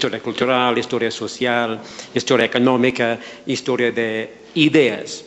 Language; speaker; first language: Spanish; non-native, fluent; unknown